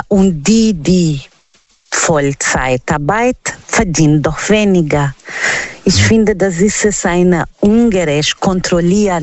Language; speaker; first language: German; non-native, learner; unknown